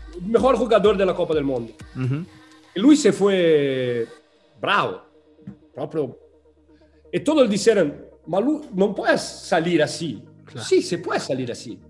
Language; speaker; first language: Spanish; non-native, learner; Portuguese